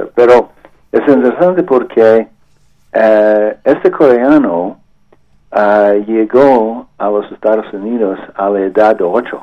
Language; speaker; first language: Spanish; non-native, learner; English